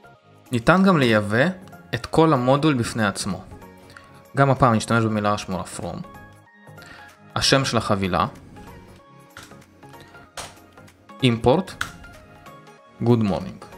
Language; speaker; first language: Hebrew; native; Hebrew